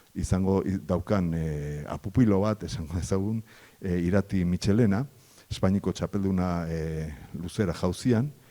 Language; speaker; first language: Basque; native; Basque